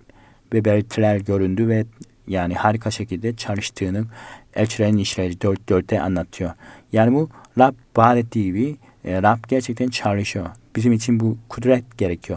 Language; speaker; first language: Turkish; non-native, fluent; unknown